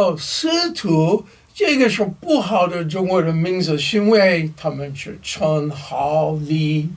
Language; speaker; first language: Chinese; non-native, learner; English